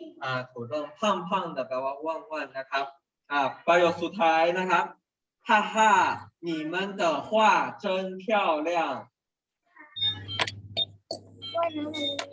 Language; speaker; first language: Chinese; non-native, fluent; Thai